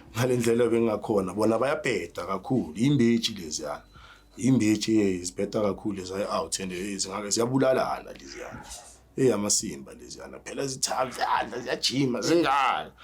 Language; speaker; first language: Zulu; native; Zulu